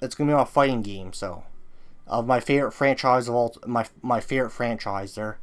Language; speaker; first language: English; native; English